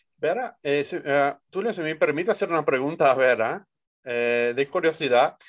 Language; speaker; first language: Spanish; non-native, fluent; Portuguese